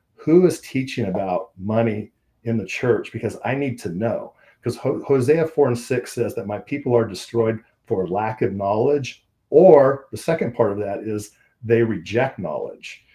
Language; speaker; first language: English; native; English